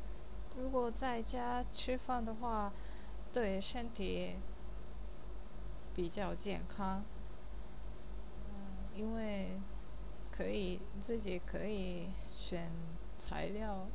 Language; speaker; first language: Chinese; non-native, learner; Japanese